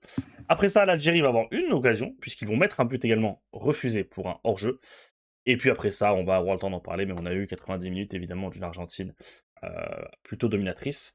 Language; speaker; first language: French; native; French